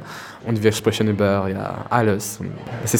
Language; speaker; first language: German; non-native, learner; French